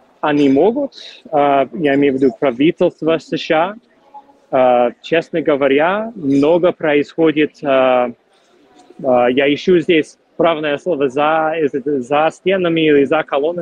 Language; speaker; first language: Russian; non-native, fluent; English